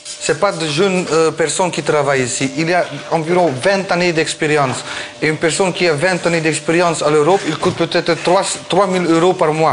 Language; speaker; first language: French; non-native, learner; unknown